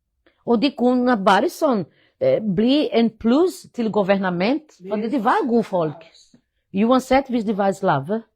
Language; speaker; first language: Norwegian; non-native, fluent; Portuguese